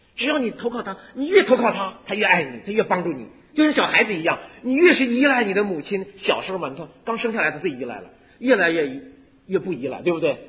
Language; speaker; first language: Chinese; native; Chinese